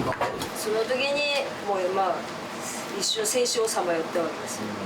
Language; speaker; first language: Japanese; native; Japanese